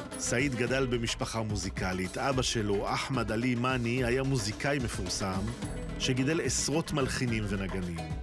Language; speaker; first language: Hebrew; native; Hebrew